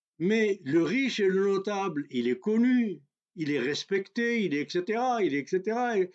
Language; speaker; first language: French; non-native, local second language; Kabyle